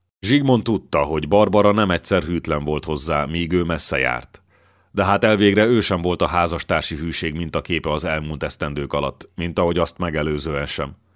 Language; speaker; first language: Hungarian; native; Hungarian